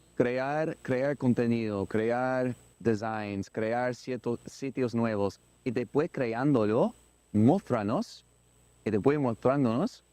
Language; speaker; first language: Spanish; non-native, learner; English